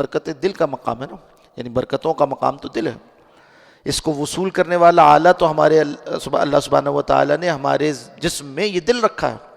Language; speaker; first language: Urdu; native; Urdu